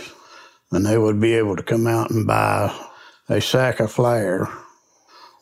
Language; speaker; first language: English; native; English